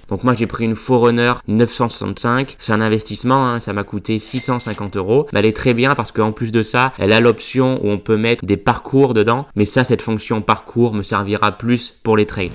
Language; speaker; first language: French; native; French